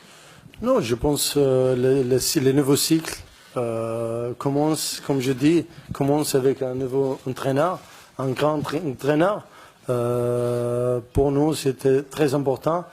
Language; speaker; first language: French; non-native, learner; Arabic